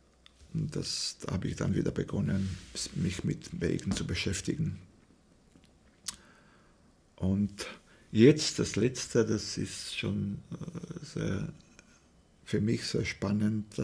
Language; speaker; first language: German; non-native, fluent; Slovak